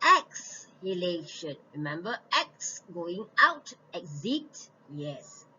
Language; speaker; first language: English; non-native, local second language; Malay